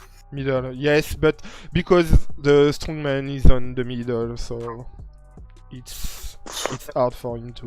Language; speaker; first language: English; non-native, learner; French